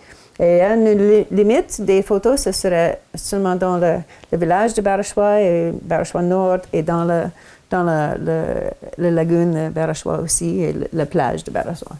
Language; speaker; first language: French; non-native, local second language; English